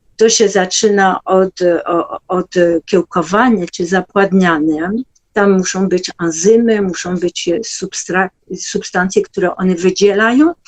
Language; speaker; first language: Polish; non-native, fluent; French